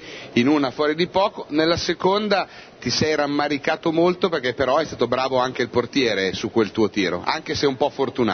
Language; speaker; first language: Italian; native; Italian